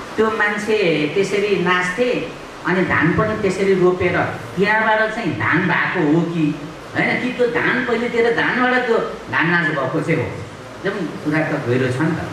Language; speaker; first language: Nepali; non-native, local second language; Limbu